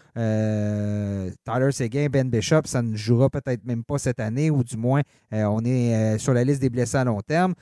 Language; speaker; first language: French; native; French